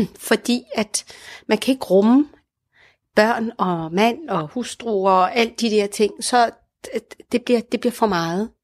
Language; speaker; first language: Danish; early bilingual, other home language; Arabic